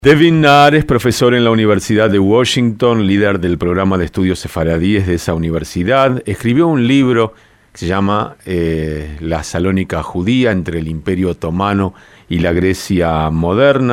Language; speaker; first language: Spanish; native; Spanish